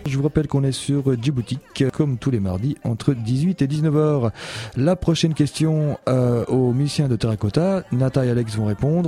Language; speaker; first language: French; native; French